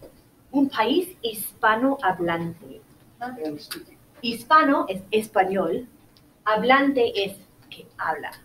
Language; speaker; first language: Spanish; non-native, fluent; English